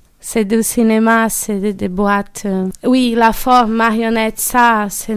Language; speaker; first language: French; non-native, learner; Portuguese